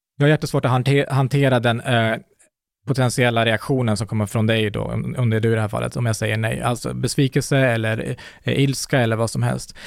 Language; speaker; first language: Swedish; early bilingual, other home language; Kurdish